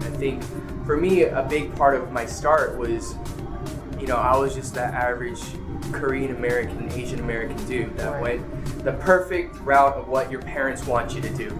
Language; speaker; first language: English; native; English